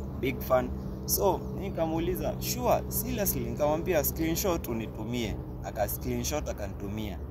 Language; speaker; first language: Swahili; native; Swahili